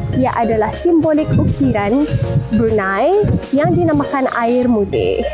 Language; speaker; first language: Malay; native; Malay